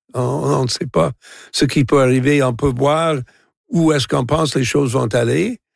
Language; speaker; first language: French; non-native, local second language; English